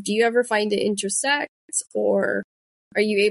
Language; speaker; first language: English; non-native, local second language; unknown